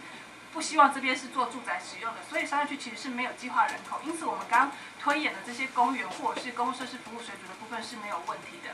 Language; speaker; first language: Chinese; native; Chinese